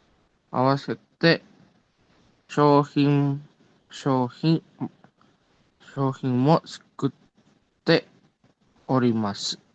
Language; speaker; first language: Japanese; non-native, learner; Indonesian